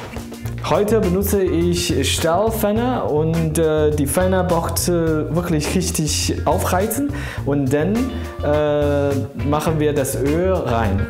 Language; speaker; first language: German; non-native, fluent; Chinese